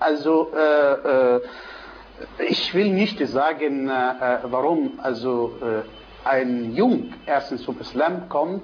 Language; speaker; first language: German; non-native, fluent; Arabic